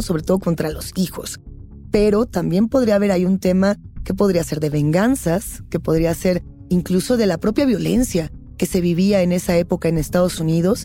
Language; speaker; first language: Spanish; native; Spanish